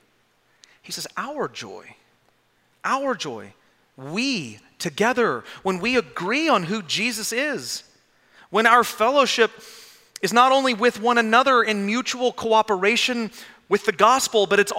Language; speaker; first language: English; native; English